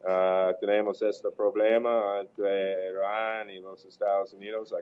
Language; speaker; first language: Portuguese; non-native, learner; English